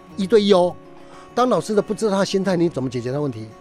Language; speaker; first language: Chinese; native; Chinese